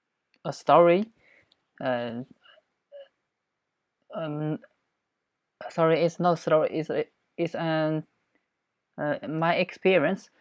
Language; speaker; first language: English; non-native, learner; Chinese